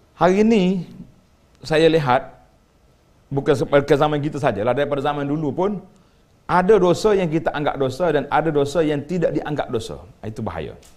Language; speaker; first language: Malay; native; Malay